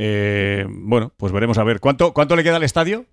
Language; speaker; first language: Spanish; native; Spanish